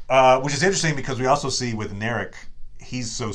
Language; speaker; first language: English; native; English